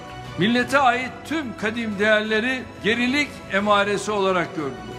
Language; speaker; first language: Turkish; native; Turkish